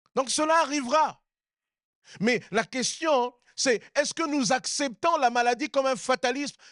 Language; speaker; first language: French; native; French